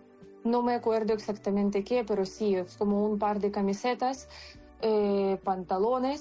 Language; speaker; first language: Spanish; non-native, fluent; Ukrainian